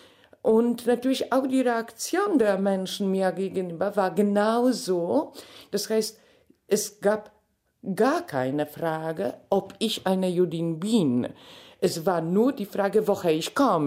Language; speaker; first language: German; non-native, fluent; Polish